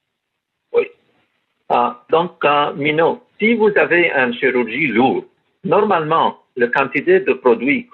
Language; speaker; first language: French; non-native, learner; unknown